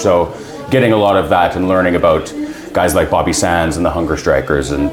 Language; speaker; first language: English; native; English